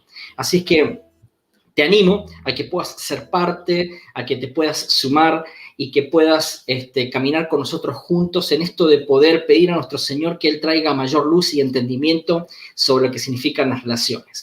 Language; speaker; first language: Spanish; native; Spanish